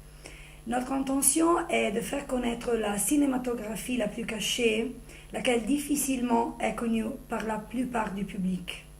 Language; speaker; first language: French; non-native, fluent; Italian